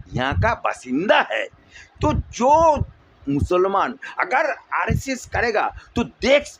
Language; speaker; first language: Hindi; non-native, local second language; Bangla